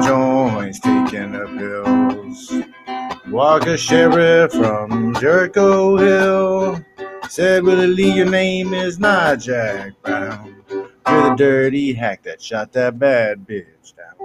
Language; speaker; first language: English; native; English